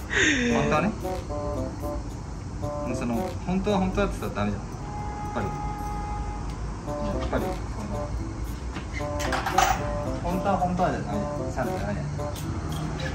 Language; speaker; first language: Japanese; native; Japanese